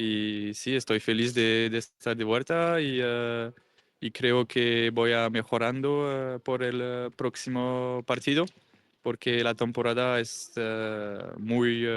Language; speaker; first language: Spanish; non-native, learner; English